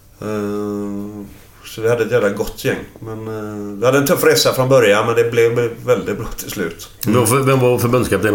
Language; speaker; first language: Swedish; native; Swedish